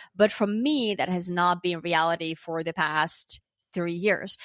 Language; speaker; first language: English; non-native, fluent; Finnish